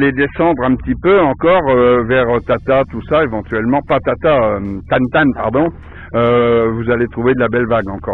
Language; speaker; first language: French; native; French